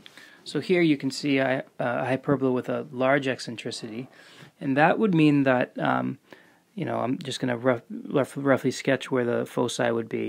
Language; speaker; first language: English; native; English